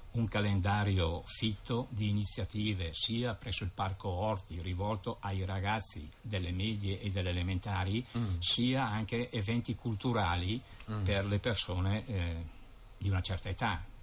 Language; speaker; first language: Italian; native; Italian